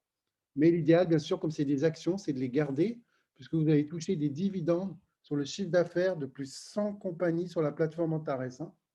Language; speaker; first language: French; native; French